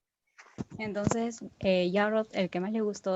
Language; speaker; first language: Spanish; native; Spanish